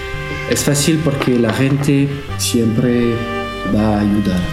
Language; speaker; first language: Spanish; non-native, learner; French